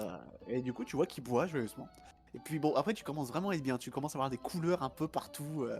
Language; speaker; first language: French; native; French